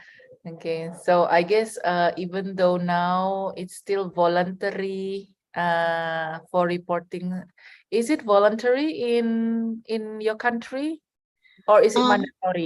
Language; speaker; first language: English; non-native, fluent; Indonesian